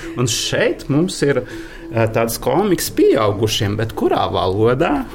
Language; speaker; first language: Latvian; non-native, fluent; Norwegian